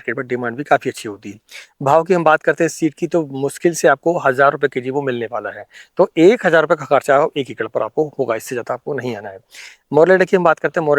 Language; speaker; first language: Hindi; native; Hindi